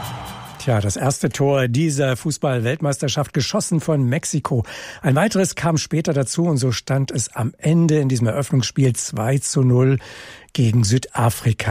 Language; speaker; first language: German; native; German